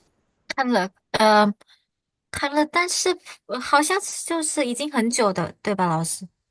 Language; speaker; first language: Chinese; non-native, fluent; Indonesian